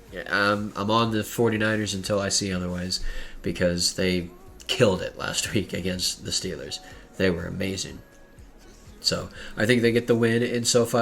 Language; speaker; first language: English; native; English